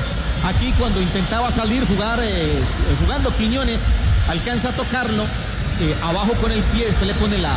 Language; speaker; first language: Spanish; native; Spanish